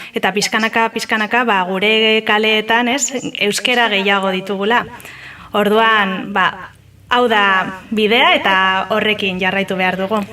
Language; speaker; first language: Basque; non-native, local second language; Spanish